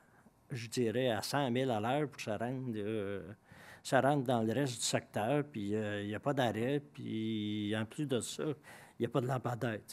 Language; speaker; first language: French; native; French